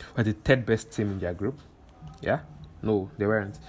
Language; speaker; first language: English; non-native, local second language; Igbo